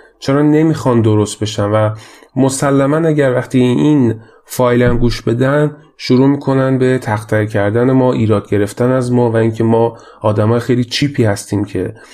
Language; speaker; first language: Persian; native; Persian